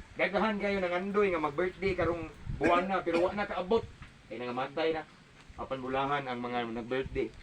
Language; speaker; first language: Cebuano; native; Cebuano